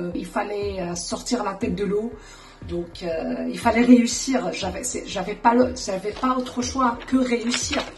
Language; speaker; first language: French; non-native, local second language; Arabic